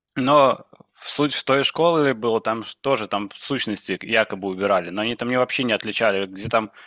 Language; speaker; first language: Russian; non-native, local second language; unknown